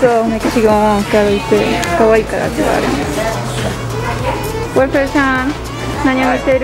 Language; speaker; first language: Japanese; non-native, learner; Spanish